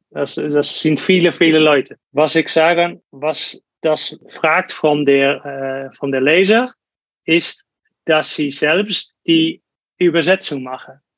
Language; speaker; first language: German; non-native, learner; Dutch